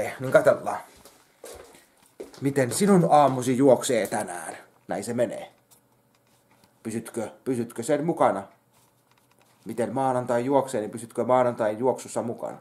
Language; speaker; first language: Finnish; native; Finnish